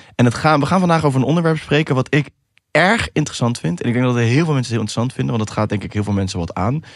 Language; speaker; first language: Dutch; early bilingual, other home language; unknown